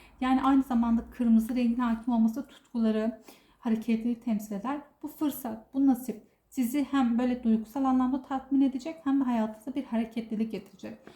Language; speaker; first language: Turkish; native; Turkish